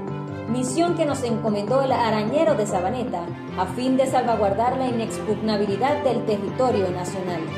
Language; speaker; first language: Spanish; native; Spanish